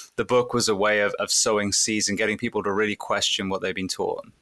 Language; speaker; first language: English; native; English